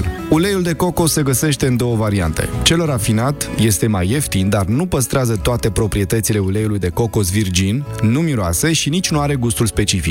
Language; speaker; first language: Romanian; native; Romanian